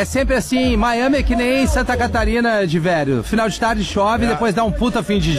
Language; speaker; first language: Portuguese; native; Portuguese